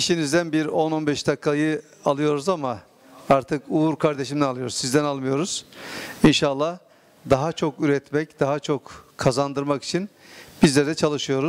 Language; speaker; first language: Turkish; native; Turkish